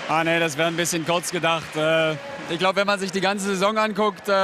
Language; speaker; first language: German; native; German